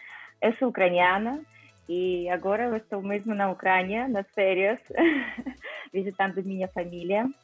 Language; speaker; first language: Portuguese; non-native, fluent; Ukrainian